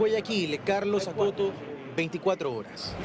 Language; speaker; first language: Spanish; native; Spanish